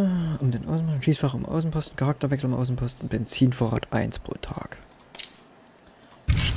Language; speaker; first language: German; native; German